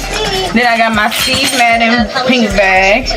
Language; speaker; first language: English; native; English